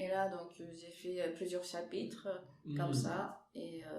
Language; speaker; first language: French; non-native, fluent; Japanese